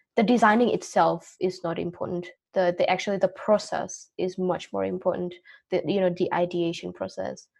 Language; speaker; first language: English; non-native, fluent; Indonesian